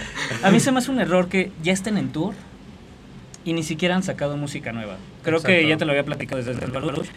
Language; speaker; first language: Spanish; native; Spanish